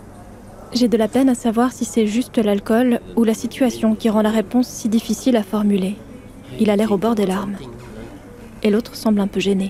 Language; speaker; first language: French; native; French